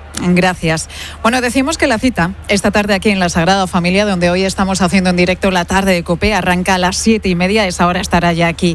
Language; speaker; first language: Spanish; native; Spanish